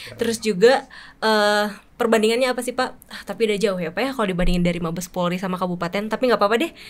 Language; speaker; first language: Indonesian; native; Indonesian